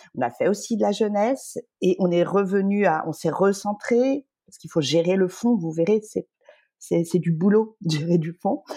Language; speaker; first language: French; native; French